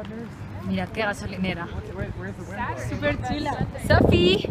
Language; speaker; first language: Spanish; native; Spanish